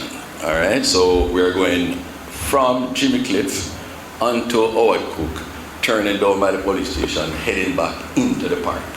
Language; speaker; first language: English; native; English